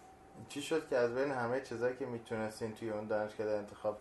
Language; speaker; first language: Persian; native; Persian